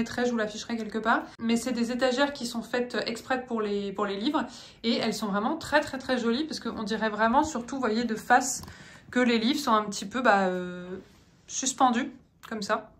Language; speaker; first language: French; native; French